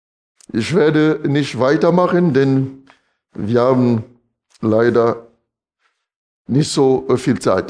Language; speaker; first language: German; non-native, fluent; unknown